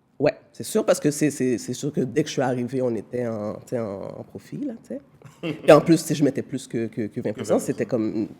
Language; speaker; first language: French; native; French